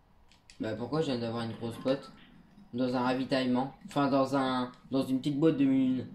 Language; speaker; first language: French; native; French